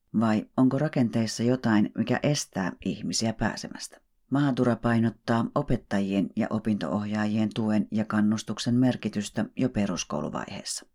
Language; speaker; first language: Finnish; native; Finnish